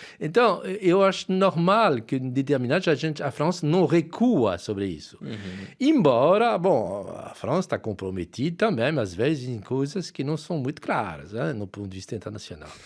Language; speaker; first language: Portuguese; non-native, fluent; French